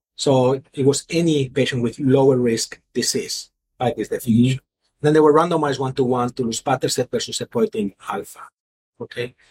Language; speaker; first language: English; non-native, fluent; Spanish